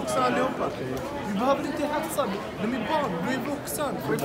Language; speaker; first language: Swedish; non-native, fluent; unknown